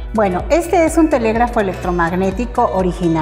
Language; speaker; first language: Spanish; native; Spanish